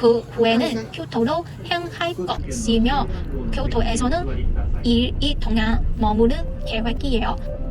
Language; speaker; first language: Korean; non-native, learner; Cantonese